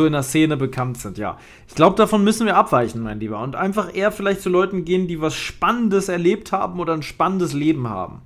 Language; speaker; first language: German; native; German